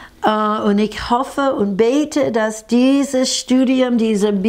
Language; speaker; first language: German; non-native, fluent; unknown